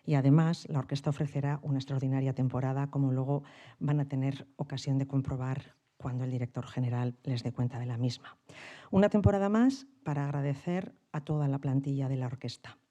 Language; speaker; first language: Spanish; native; Spanish